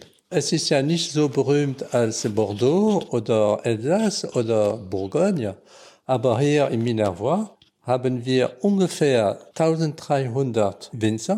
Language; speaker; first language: German; non-native, learner; French